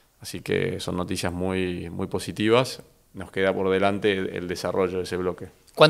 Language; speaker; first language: Spanish; native; Spanish